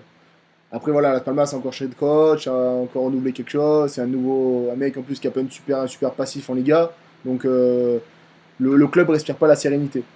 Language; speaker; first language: French; native; French